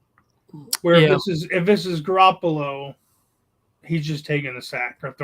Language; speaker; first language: English; native; English